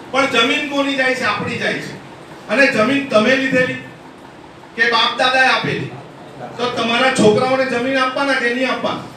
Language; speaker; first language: Gujarati; non-native, local second language; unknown